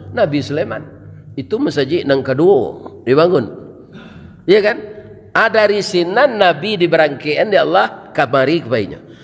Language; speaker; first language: Malay; non-native, local second language; Minangkabau